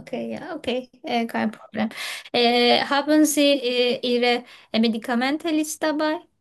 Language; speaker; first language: German; non-native, learner; Turkish